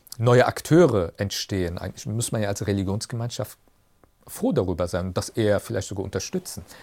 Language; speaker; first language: German; early bilingual, other home language; Turkish